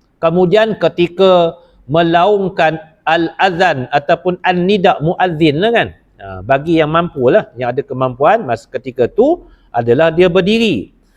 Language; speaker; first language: Malay; native; Malay